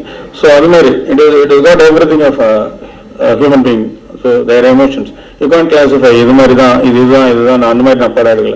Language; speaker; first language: Tamil; native; Tamil